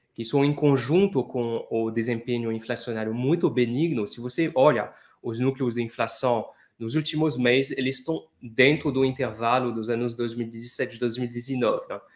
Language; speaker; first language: Portuguese; non-native, fluent; French